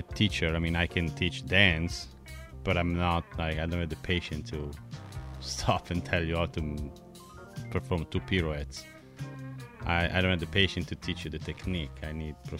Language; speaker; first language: English; non-native, fluent; Italian